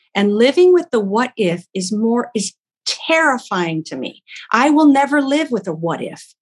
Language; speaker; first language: English; native; English